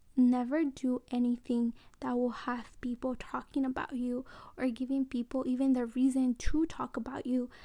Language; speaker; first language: English; early bilingual, other home language; Mixtepec Mixtec